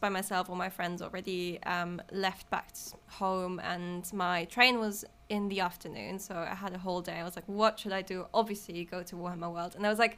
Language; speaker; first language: English; non-native, fluent; German